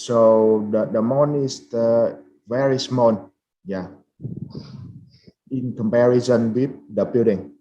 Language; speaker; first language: English; non-native, fluent; Vietnamese